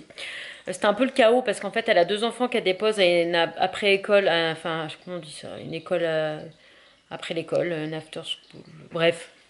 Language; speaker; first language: French; native; French